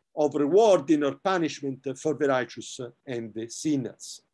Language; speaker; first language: English; non-native, fluent; Italian